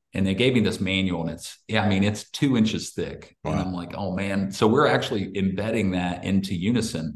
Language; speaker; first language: English; native; English